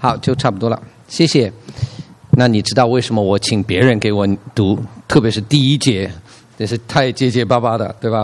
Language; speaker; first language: Chinese; non-native, fluent; English